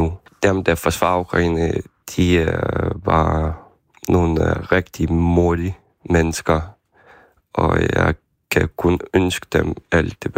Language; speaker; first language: Danish; non-native, fluent; Ukrainian